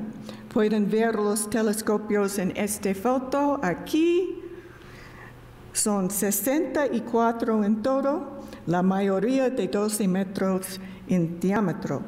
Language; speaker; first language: Spanish; non-native, learner; English